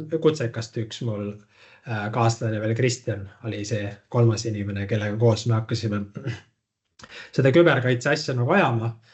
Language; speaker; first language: Estonian; native; Estonian